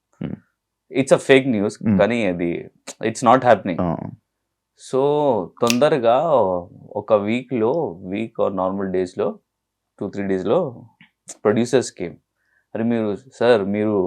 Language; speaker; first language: Telugu; non-native, learner; Hindi